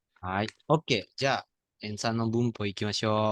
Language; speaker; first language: Japanese; non-native, fluent; Indonesian